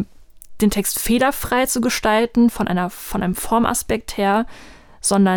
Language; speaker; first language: German; native; German